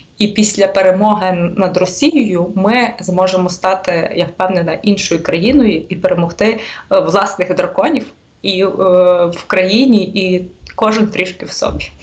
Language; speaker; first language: Ukrainian; native; Ukrainian